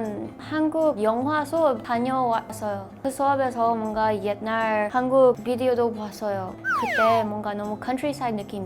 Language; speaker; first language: Korean; non-native, learner; English